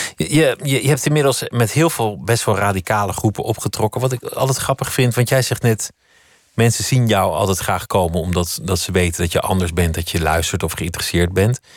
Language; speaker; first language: Dutch; native; Dutch